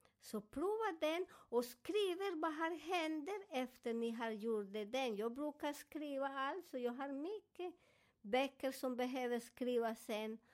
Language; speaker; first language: Swedish; non-native, fluent; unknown